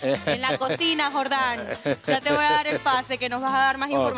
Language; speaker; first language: Spanish; native; Spanish